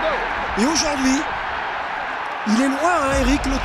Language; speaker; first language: French; native; French